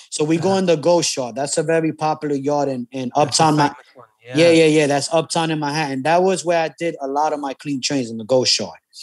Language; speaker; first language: English; native; English